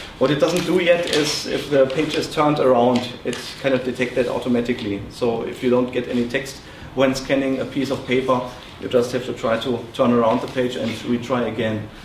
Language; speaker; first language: English; non-native, fluent; German